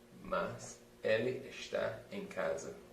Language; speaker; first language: Portuguese; non-native, fluent; English